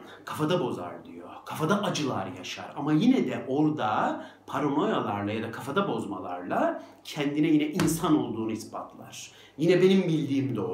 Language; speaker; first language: Turkish; native; Turkish